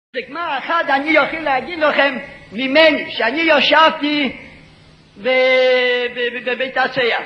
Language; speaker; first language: Hebrew; non-native, fluent; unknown